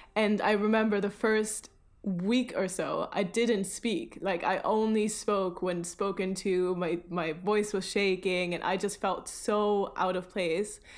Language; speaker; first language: English; early bilingual, other home language; German